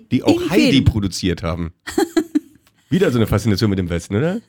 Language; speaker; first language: German; native; German